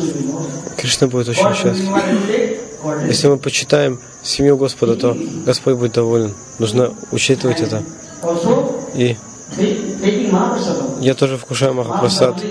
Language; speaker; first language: Russian; non-native, fluent; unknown